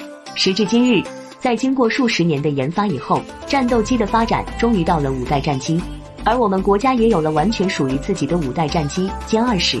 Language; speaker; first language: Chinese; native; Chinese